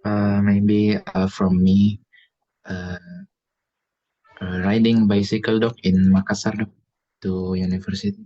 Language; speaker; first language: English; non-native, learner; Indonesian